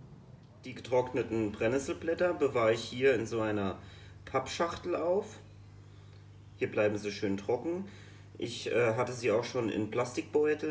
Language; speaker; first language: German; native; German